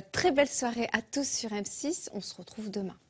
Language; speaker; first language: French; native; French